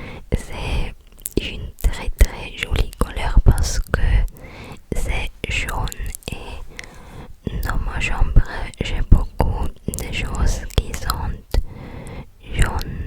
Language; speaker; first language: French; non-native, learner; English